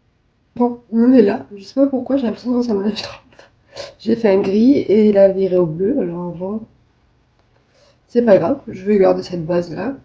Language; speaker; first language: French; native; French